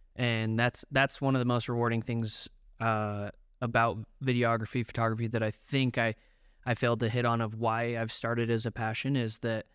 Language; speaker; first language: English; native; English